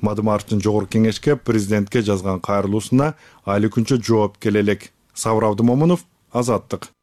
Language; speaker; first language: Kyrgyz; native; Kyrgyz